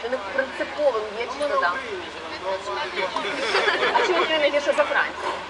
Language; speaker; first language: Ukrainian; native; Ukrainian